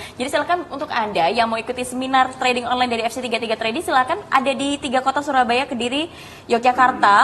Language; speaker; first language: Indonesian; native; Indonesian